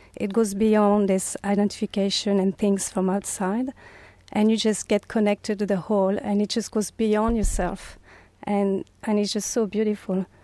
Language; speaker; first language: English; non-native, fluent; French